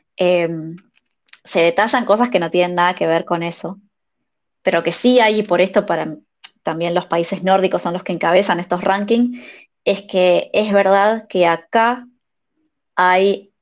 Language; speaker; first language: Spanish; native; Spanish